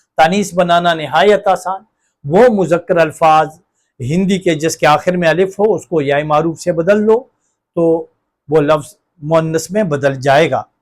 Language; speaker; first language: Urdu; non-native, local second language; Pashto